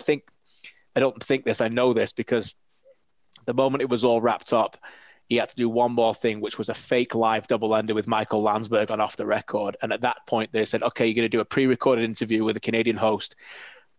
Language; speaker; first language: English; native; English